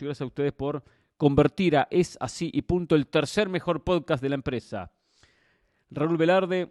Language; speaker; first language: Spanish; native; Spanish